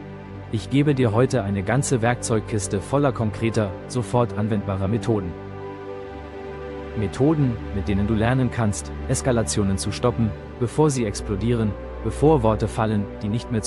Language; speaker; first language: German; native; German